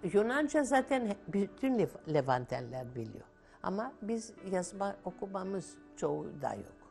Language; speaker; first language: Turkish; non-native, local second language; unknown